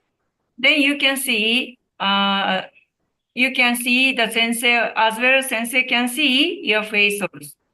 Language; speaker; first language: English; non-native, learner; Japanese